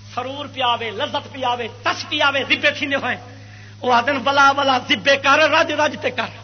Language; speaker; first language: Urdu; native; Urdu